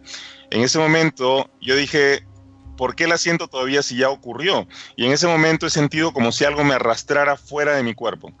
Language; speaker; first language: Spanish; native; Spanish